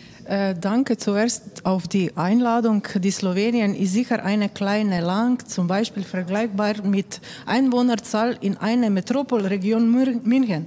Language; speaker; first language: German; non-native, learner; Slovenian